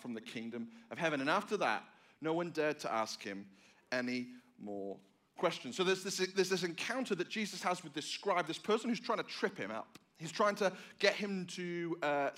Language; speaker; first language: English; native; English